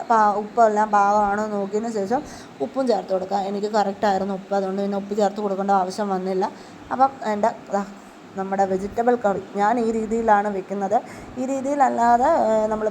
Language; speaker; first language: Malayalam; native; Malayalam